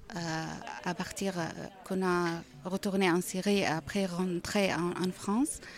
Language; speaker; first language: French; non-native, learner; Arabic